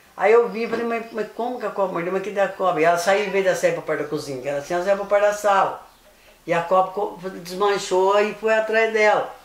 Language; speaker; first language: Portuguese; native; Portuguese